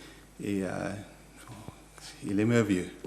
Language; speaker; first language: French; non-native, learner; English